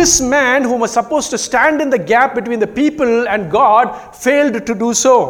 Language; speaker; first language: English; non-native, local second language; Tamil